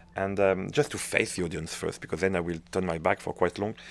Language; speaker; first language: English; non-native, fluent; French